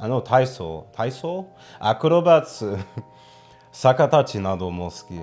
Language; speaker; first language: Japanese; non-native, fluent; English